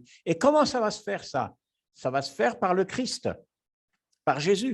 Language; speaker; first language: French; native; French